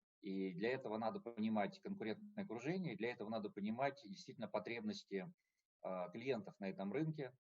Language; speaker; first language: Russian; native; Russian